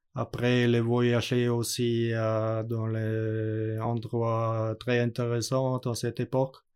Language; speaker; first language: French; non-native, learner; German